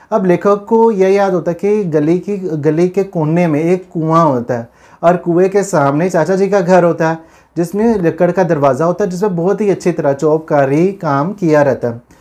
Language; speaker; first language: Hindi; non-native, local second language; Punjabi